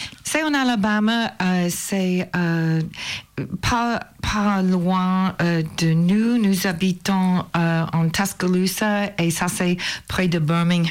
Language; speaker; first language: French; non-native, learner; English